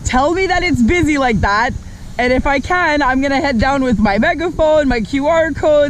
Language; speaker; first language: English; non-native, fluent; French